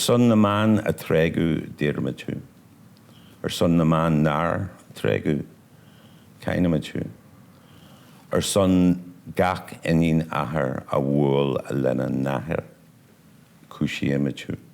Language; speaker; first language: Irish; non-native, local second language; English